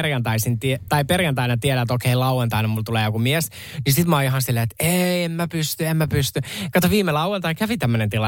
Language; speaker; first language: Finnish; native; Finnish